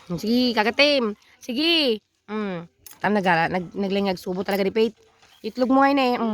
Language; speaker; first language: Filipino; non-native, local second language; Iloko